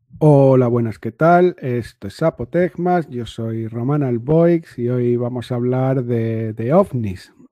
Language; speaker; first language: Spanish; native; Spanish